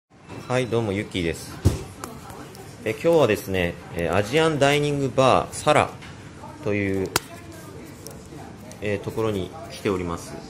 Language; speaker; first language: Japanese; native; Japanese